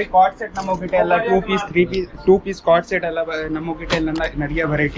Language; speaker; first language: Tamil; non-native, learner; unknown